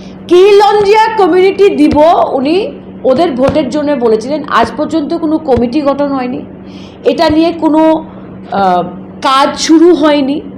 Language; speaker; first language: Bangla; native; Bangla